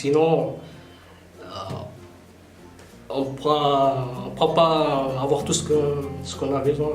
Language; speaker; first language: French; non-native, fluent; Tigrinya